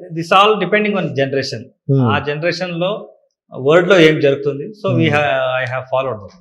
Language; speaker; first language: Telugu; non-native, learner; Kannada